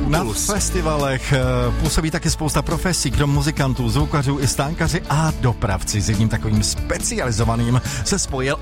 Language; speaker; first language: Czech; native; Czech